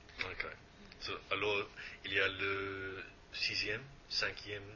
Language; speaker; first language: French; non-native, fluent; English